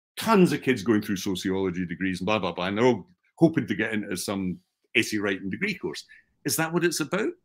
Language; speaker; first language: English; native; English